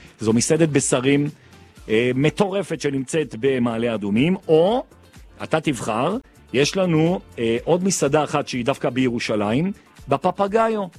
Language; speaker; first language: Hebrew; native; Hebrew